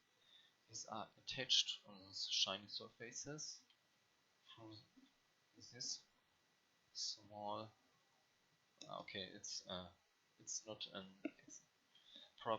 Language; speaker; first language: English; non-native, learner; German